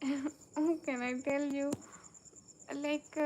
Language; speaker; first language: English; non-native, learner; Urdu